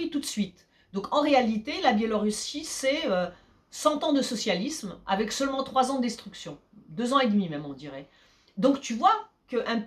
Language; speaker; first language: French; early bilingual, other home language; Polish